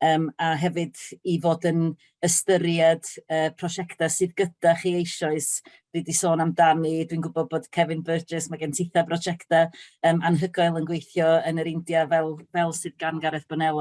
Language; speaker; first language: Welsh; native; Welsh